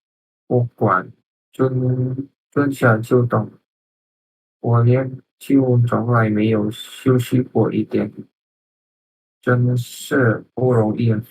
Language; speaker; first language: Chinese; non-native, learner; Indonesian